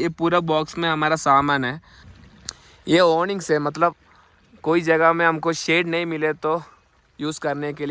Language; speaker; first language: Hindi; non-native, local second language; Malayalam